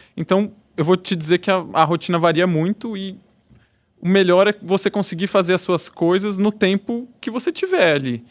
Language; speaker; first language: Portuguese; native; Portuguese